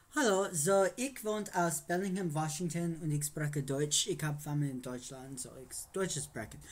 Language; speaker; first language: German; non-native, learner; English